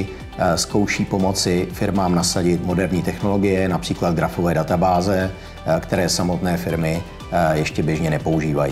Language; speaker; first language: Czech; native; Czech